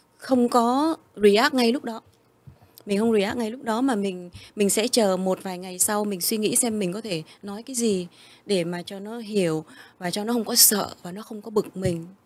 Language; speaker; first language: Vietnamese; early bilingual, heritage; Vietnamese